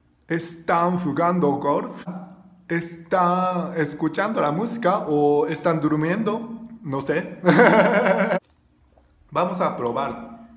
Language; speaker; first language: Spanish; non-native, learner; Japanese